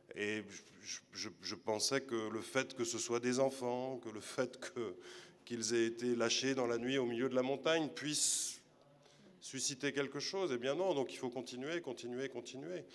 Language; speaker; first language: French; native; French